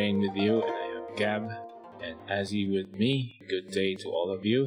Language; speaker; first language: English; non-native, local second language; Filipino